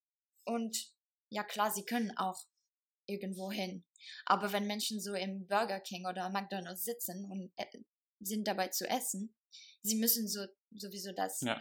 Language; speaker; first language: German; non-native, fluent; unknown